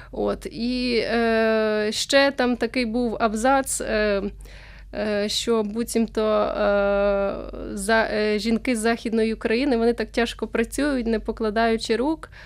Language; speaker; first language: Ukrainian; native; Ukrainian